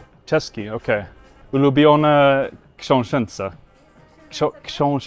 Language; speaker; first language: Polish; non-native, learner; Norwegian